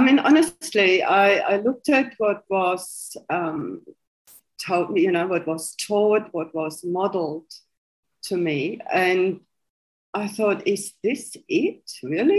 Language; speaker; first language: English; non-native, fluent; German